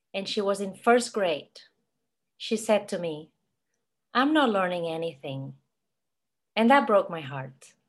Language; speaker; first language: English; non-native, fluent; Spanish